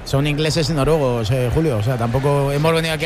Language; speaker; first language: Spanish; native; Spanish